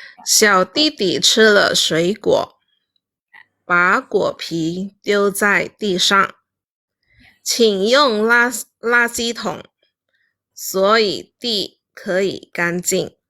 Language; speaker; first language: Chinese; non-native, learner; Indonesian